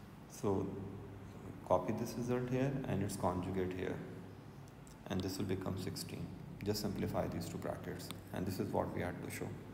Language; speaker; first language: English; non-native, local second language; Urdu